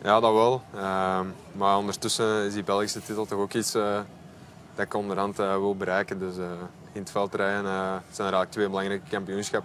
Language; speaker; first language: Dutch; native; Dutch